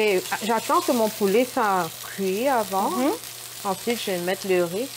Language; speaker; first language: French; non-native, local second language; Morisyen